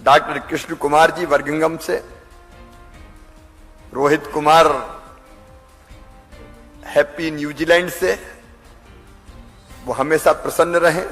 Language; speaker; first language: Hindi; native; Hindi